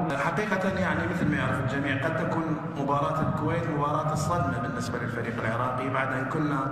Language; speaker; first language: Arabic; native; Arabic